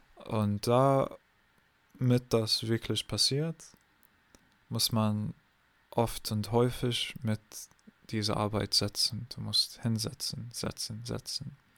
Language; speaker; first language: German; non-native, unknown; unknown